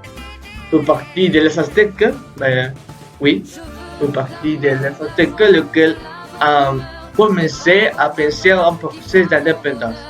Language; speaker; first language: French; non-native, learner; Spanish